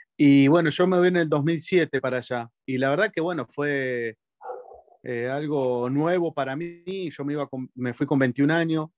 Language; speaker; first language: Spanish; native; Spanish